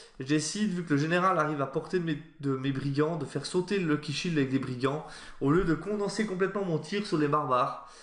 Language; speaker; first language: French; native; French